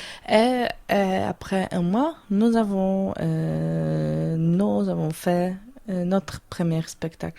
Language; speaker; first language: French; non-native, learner; Polish